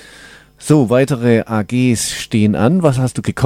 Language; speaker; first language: German; native; German